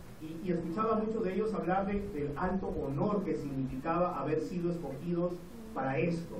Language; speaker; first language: Spanish; native; Spanish